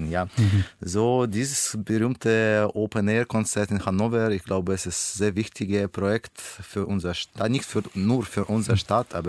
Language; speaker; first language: German; non-native, learner; Russian